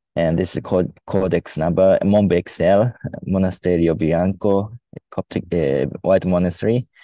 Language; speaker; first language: English; non-native, fluent; Japanese